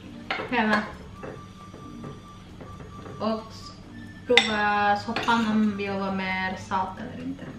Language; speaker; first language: Swedish; non-native, learner; Indonesian